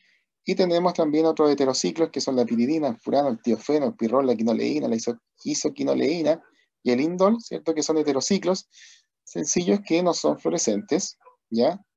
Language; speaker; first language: Spanish; native; Spanish